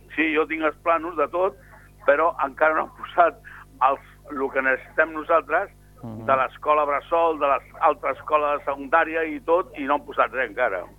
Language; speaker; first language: Catalan; non-native, local second language; Spanish